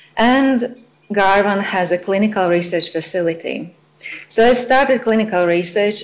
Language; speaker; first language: English; non-native, fluent; Latvian